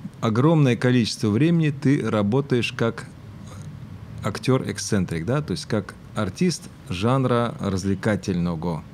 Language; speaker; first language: Russian; native; Russian